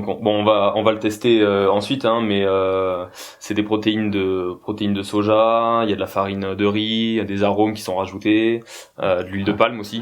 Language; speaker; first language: French; native; French